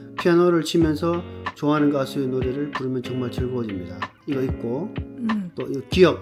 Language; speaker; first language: Korean; native; Korean